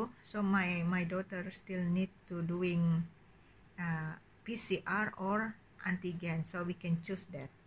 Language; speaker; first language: English; non-native, learner; Indonesian